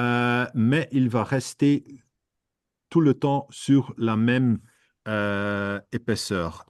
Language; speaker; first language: French; non-native, fluent; Dutch